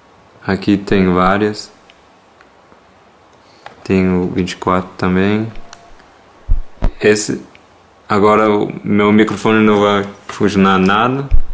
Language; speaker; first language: Portuguese; non-native, fluent; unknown